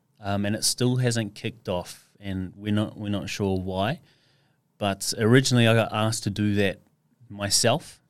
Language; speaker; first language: English; native; English